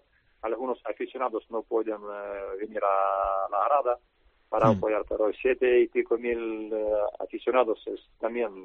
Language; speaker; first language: Spanish; non-native, learner; Russian